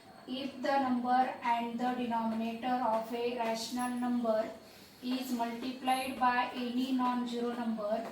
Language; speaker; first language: English; non-native, local second language; Marathi